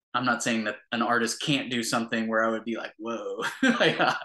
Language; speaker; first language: English; native; English